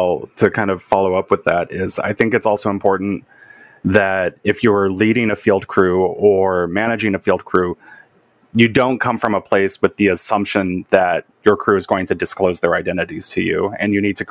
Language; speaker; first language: English; native; English